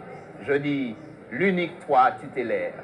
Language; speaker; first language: French; native; French